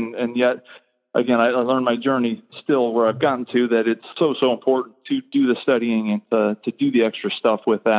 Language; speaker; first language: English; native; English